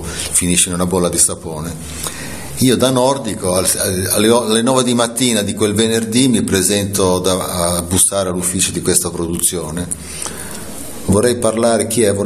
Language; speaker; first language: Italian; native; Italian